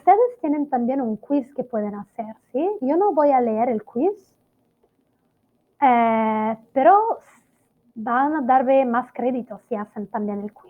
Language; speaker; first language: Spanish; non-native, fluent; Italian